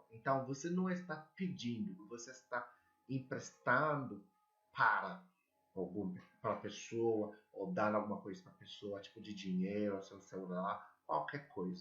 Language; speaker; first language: Portuguese; non-native, learner; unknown